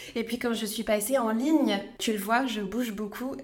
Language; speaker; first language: French; native; French